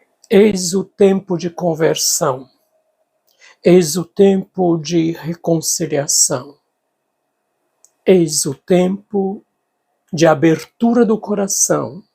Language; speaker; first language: Portuguese; native; Portuguese